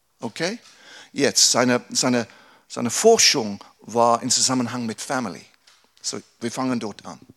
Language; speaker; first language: German; non-native, fluent; English